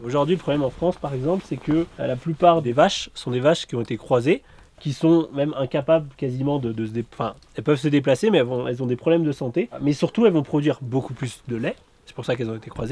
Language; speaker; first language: French; native; French